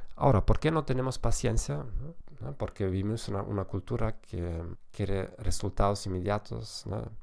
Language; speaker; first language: Spanish; non-native, fluent; German